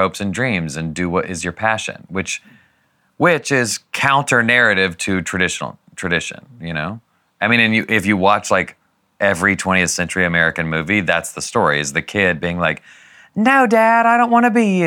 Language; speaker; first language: English; native; English